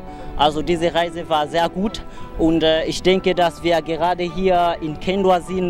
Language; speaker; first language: German; non-native, fluent; Swahili